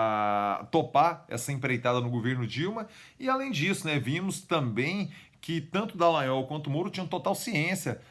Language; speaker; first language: Portuguese; native; Portuguese